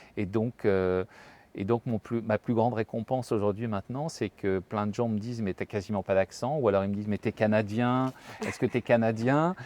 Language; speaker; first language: French; native; French